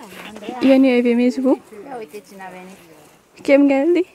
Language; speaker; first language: Turkish; non-native, learner; Romanian